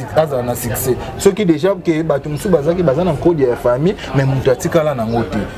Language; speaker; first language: Lingala; non-native, local second language; Kongo